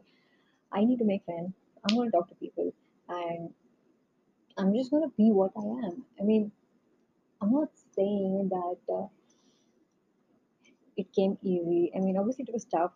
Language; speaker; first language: English; non-native, local second language; Hindi